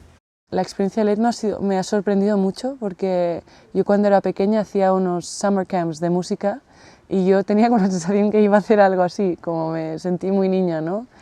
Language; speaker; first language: Spanish; non-native, local second language; Catalan